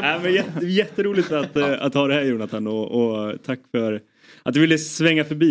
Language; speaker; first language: Swedish; native; Swedish